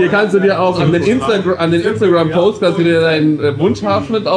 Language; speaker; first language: German; native; German